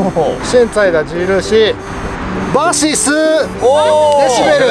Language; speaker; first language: Chinese; non-native, fluent; Japanese